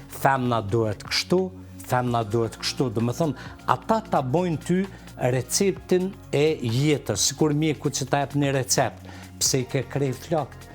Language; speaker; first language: Albanian; native; Albanian